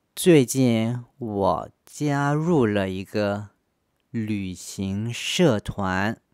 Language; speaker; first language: Chinese; non-native, fluent; Korean